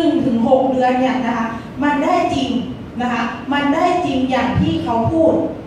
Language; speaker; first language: Thai; non-native, local second language; Shan